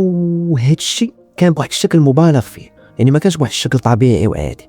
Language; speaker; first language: Arabic; native; Arabic